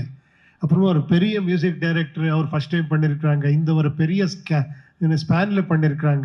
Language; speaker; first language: Tamil; non-native, fluent; Kannada